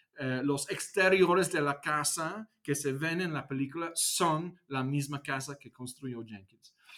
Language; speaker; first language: Spanish; non-native, fluent; English